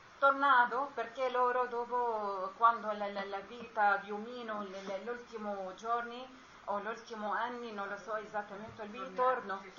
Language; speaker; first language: Italian; non-native, learner; Arabic